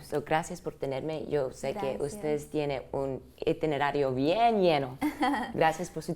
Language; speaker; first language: Spanish; early bilingual, heritage; English